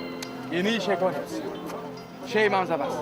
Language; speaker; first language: Slovenian; non-native, learner; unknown